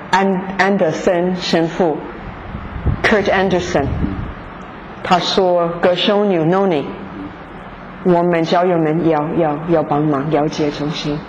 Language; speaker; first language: Chinese; non-native, fluent; English